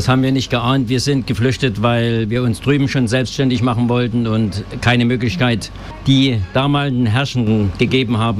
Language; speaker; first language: German; native; German